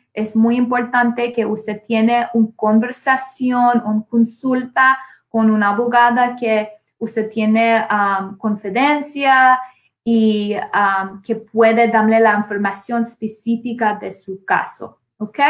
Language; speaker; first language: Spanish; non-native, learner; English